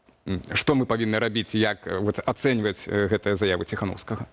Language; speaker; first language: Belarusian; native; Belarusian